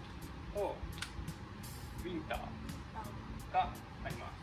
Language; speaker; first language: Japanese; native; Japanese